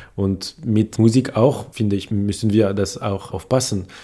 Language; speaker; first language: German; non-native, fluent; French